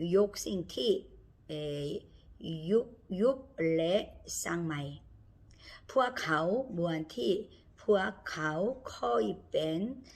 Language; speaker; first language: Thai; non-native, learner; Korean